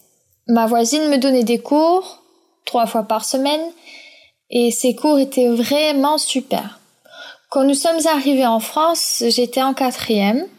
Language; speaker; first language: French; early bilingual, other home language; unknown